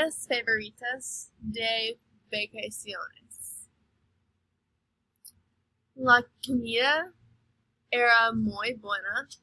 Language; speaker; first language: Spanish; non-native, learner; English